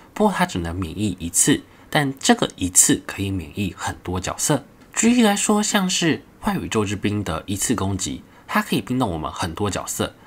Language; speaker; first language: Chinese; native; Chinese